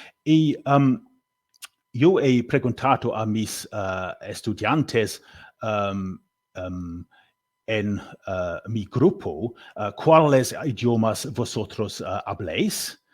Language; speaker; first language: Spanish; non-native, learner; English